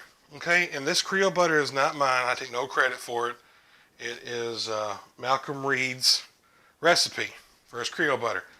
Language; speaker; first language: English; native; English